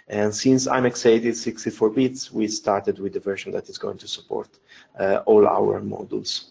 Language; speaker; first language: English; non-native, fluent; Italian